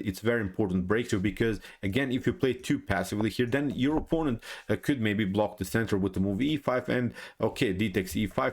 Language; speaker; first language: English; non-native, fluent; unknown